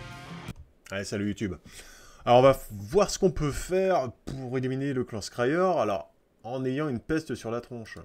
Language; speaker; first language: French; native; French